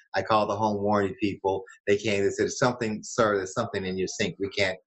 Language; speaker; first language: English; native; English